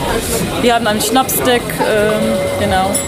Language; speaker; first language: German; non-native, fluent; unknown